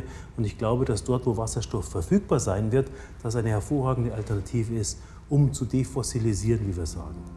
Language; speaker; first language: German; native; German